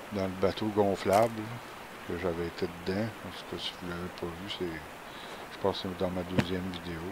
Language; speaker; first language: French; native; French